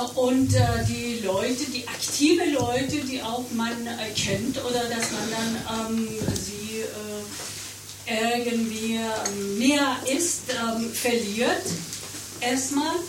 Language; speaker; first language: German; non-native, learner; Persian